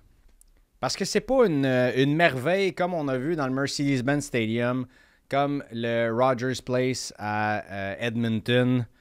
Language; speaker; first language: French; native; French